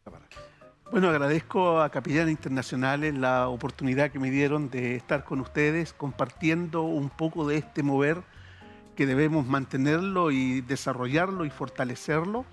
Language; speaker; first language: Spanish; native; Spanish